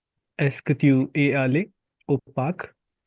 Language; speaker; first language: French; non-native, learner; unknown